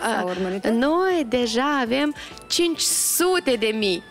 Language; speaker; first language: Romanian; non-native, local second language; Russian